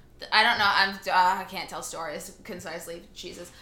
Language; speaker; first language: English; early bilingual, other home language; Finnish